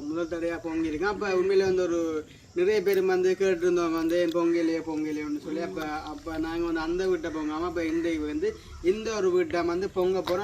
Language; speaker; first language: Tamil; native; Tamil